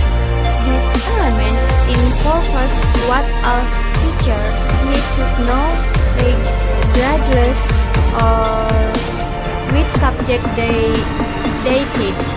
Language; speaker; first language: English; non-native, learner; Indonesian